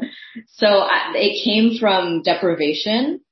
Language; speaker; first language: English; early bilingual, other home language; Thai